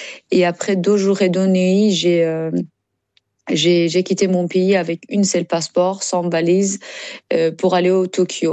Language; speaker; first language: French; non-native, learner; Persian